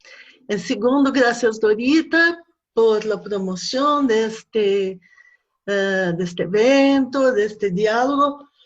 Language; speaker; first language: Spanish; non-native, fluent; Portuguese